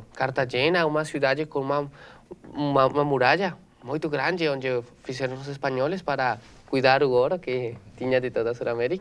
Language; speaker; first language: Portuguese; non-native, learner; Spanish